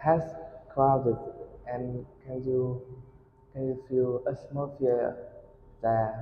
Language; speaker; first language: English; non-native, learner; Vietnamese